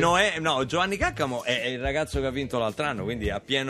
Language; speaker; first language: Italian; native; Italian